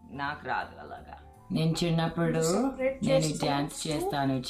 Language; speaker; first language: Telugu; early bilingual, heritage; Telugu